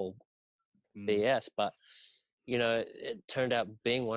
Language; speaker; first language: English; native; English